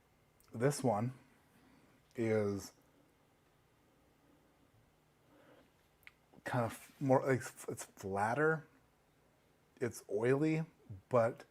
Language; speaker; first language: English; native; English